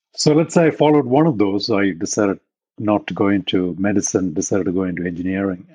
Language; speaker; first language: English; non-native, local second language; Tamil